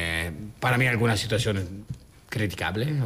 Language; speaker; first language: Spanish; non-native, fluent; Italian